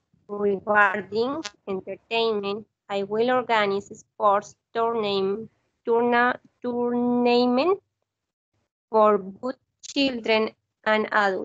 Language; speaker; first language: English; non-native, learner; Spanish